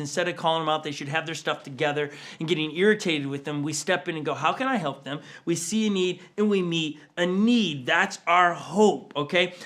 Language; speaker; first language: English; native; English